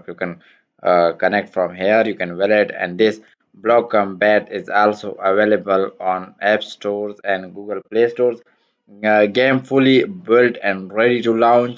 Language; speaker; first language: English; non-native, learner; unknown